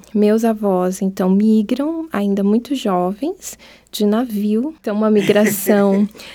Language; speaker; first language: Portuguese; native; Portuguese